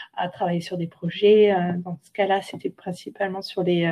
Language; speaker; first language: French; native; French